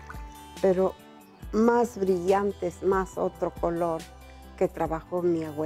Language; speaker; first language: Spanish; non-native, local second language; Zapotec